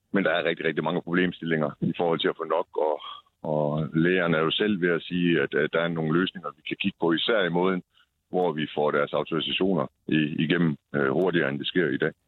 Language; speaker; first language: Danish; native; Danish